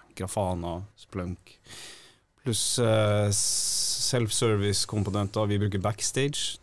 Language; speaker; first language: Norwegian; native; Norwegian